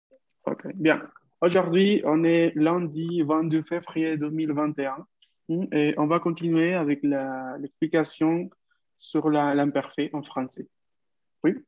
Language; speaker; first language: French; non-native, fluent; Spanish